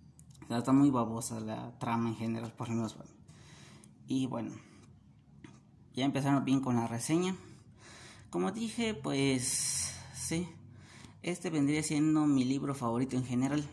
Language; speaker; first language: Spanish; native; Spanish